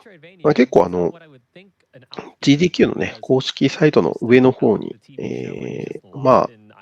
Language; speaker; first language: Japanese; native; Japanese